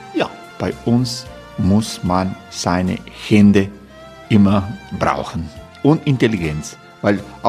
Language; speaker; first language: German; non-native, learner; Croatian